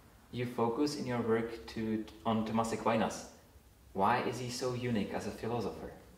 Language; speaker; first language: English; non-native, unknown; Czech